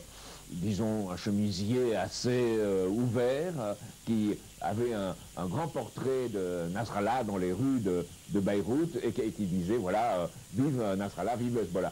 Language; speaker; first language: French; native; French